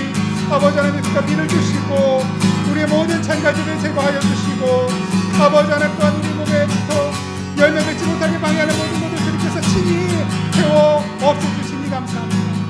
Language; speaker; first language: Korean; native; Korean